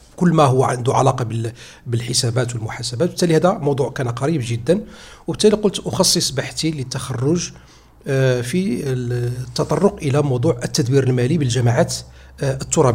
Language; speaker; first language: Arabic; native; Arabic